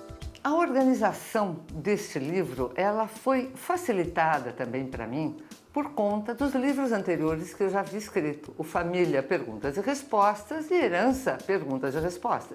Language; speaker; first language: Portuguese; native; Portuguese